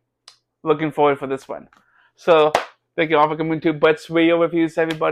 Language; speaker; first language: English; native; English